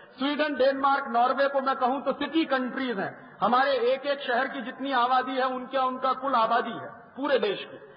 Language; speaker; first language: Hindi; native; Hindi